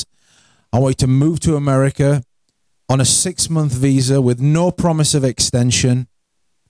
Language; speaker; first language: English; native; English